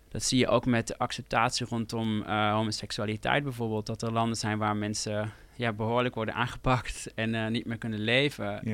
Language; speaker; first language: Dutch; native; Dutch